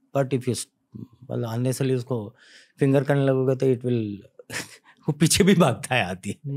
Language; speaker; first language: Hindi; native; Hindi